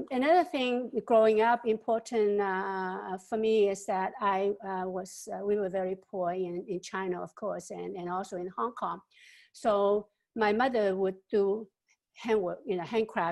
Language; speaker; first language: English; non-native, local second language; Wu Chinese